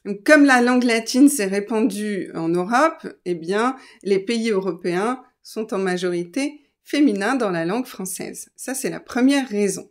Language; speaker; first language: French; native; French